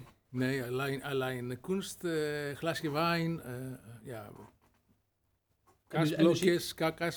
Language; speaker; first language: Dutch; non-native, learner; Greek